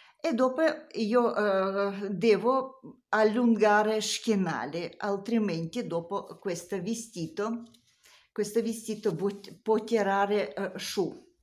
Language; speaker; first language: Italian; non-native, learner; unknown